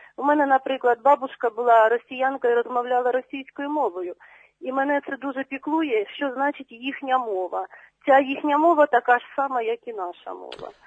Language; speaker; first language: Ukrainian; native; Ukrainian